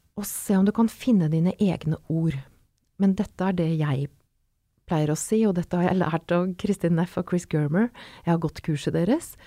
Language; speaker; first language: Norwegian; native; Norwegian